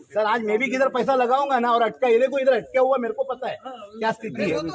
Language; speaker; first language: Hindi; non-native, local second language; Marathi